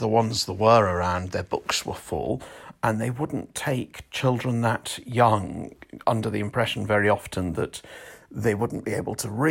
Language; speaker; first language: English; native; English